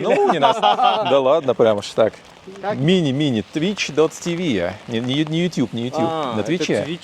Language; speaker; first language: Russian; non-native, fluent; English